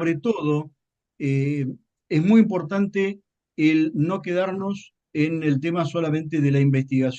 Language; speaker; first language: Spanish; native; Spanish